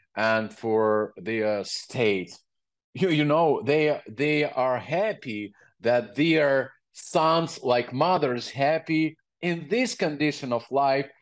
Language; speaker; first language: English; non-native, learner; Ukrainian